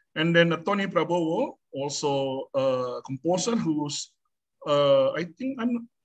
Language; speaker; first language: English; non-native, fluent; Indonesian